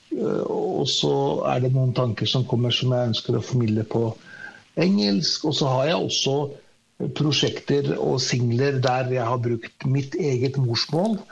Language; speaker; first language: Norwegian; early bilingual, other home language; Persian